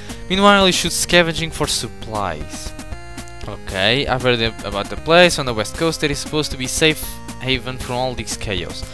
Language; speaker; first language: English; non-native, learner; Portuguese